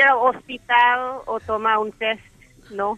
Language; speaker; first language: Spanish; early bilingual, heritage; English